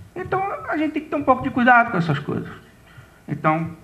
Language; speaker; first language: Portuguese; native; Portuguese